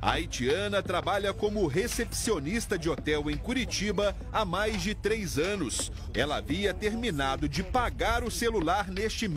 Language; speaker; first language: Portuguese; native; Portuguese